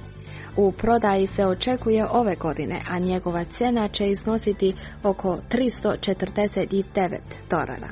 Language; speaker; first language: Croatian; native; Croatian